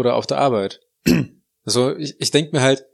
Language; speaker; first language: German; native; German